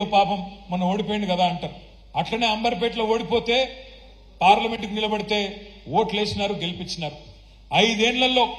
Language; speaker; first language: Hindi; non-native, local second language; Telugu